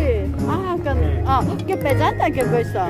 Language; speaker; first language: Italian; non-native, learner; Korean